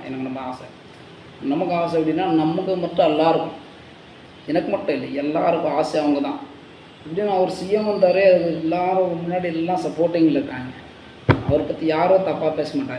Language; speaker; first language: Tamil; non-native, learner; Hindi